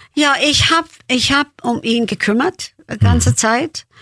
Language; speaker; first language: German; non-native, fluent; English